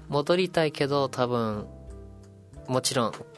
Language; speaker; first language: Japanese; non-native, learner; English